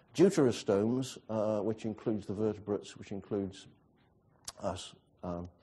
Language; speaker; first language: English; native; English